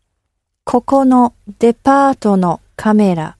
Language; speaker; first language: Japanese; non-native, learner; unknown